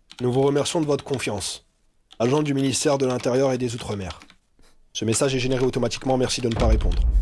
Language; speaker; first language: French; non-native, local second language; Arabic